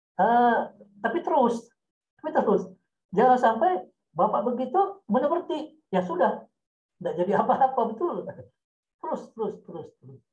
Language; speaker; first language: Indonesian; non-native, local second language; Minangkabau